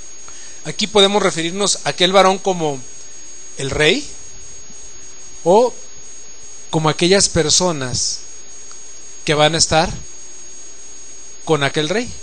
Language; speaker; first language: Spanish; native; Spanish